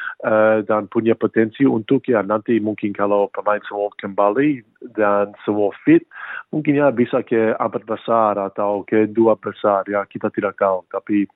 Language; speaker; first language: Indonesian; non-native, fluent; English